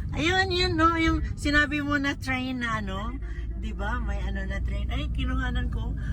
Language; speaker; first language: Filipino; native; Filipino